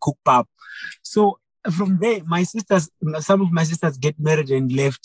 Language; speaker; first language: English; non-native, local second language; Shona